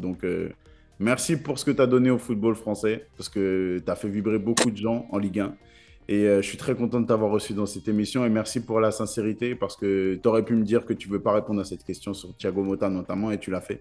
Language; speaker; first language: French; native; French